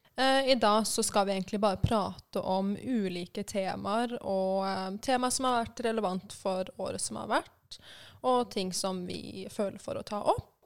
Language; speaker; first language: Norwegian; early bilingual, other home language; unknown